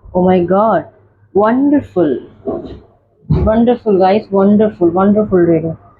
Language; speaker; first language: English; non-native, local second language; Telugu